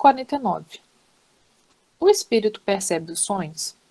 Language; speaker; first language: Portuguese; native; Portuguese